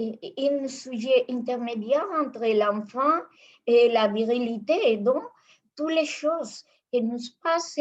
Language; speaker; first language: French; non-native, fluent; Spanish